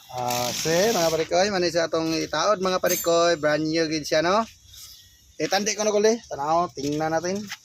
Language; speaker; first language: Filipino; non-native, local second language; Cebuano